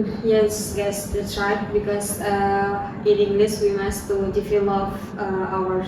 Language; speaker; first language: English; non-native, learner; Indonesian